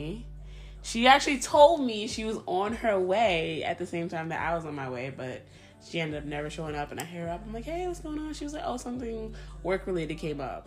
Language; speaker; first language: English; early bilingual, other home language; Spanish